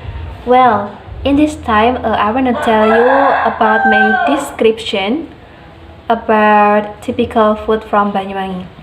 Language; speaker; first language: English; non-native, learner; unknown